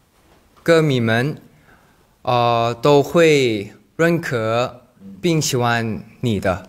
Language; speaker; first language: Chinese; non-native, learner; Thai